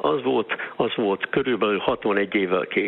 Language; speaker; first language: Hungarian; early bilingual, heritage; Hungarian